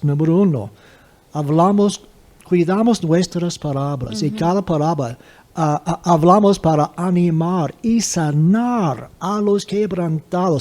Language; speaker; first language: Spanish; non-native, fluent; English